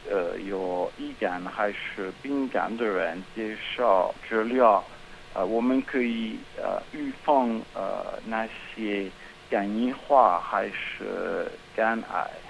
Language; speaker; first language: Chinese; non-native, fluent; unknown